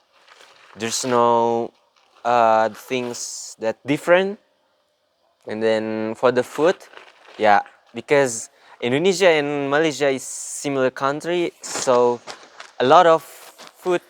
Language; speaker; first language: English; non-native, learner; Indonesian